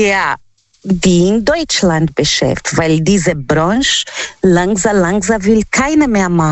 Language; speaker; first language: German; non-native, learner; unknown